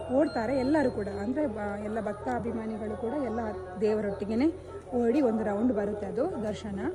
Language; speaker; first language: Kannada; non-native, local second language; Tulu